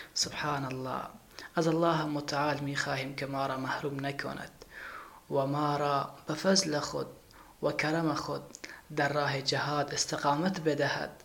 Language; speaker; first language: Persian; native; Persian